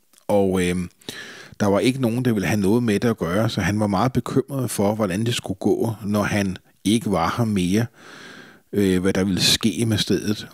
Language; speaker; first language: Danish; native; Danish